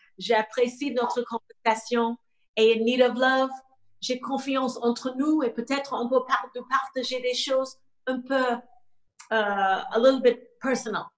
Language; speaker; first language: French; non-native, learner; English